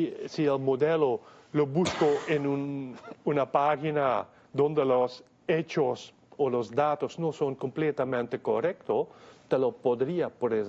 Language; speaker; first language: Spanish; non-native, fluent; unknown